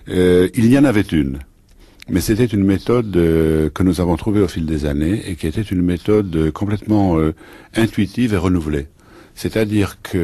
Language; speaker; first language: French; native; French